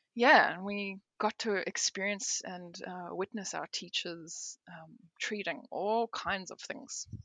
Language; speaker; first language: English; native; English